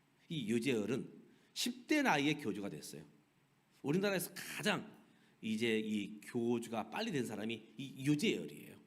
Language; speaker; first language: Korean; native; Korean